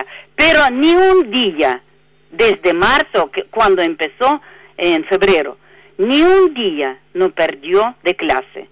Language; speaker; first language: Spanish; non-native, fluent; Russian